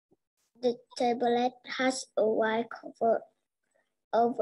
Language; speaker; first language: English; non-native, learner; Vietnamese